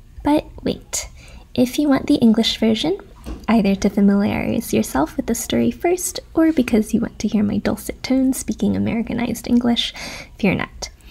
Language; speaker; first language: English; native; English